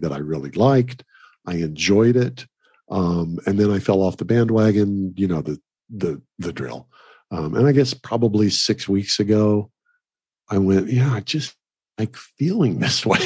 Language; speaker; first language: English; native; English